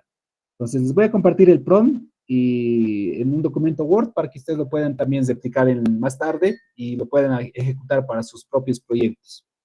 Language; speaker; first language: Spanish; native; Spanish